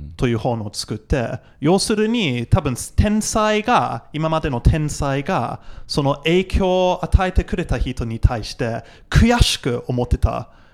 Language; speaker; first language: Japanese; non-native, fluent; English